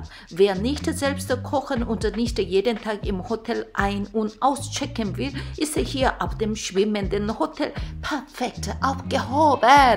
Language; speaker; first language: German; non-native, fluent; Korean